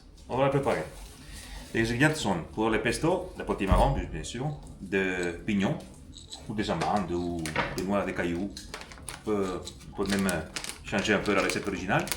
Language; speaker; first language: French; non-native, fluent; Italian